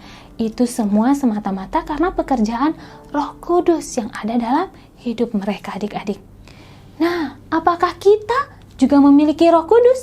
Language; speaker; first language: Indonesian; native; Indonesian